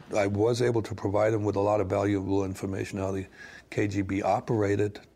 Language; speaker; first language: English; non-native, fluent; German